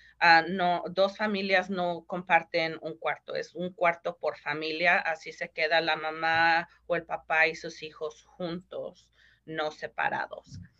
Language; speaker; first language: Spanish; early bilingual, heritage; Spanish